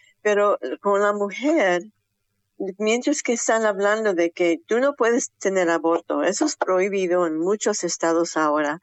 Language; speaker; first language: Spanish; early bilingual, heritage; Spanish